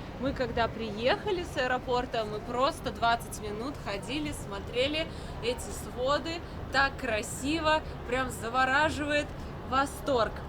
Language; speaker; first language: Russian; native; Russian